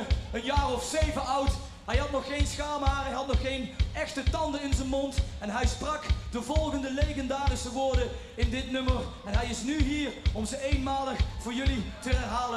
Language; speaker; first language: Dutch; native; Dutch